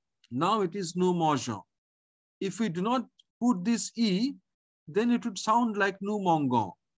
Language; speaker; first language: English; non-native, local second language; Bangla